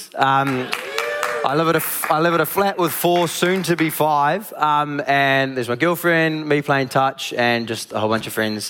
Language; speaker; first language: English; native; English